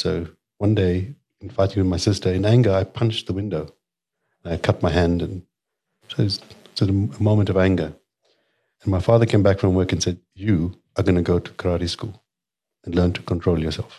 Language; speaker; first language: English; native; English